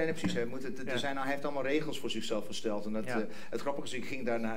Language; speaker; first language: Dutch; non-native, fluent; English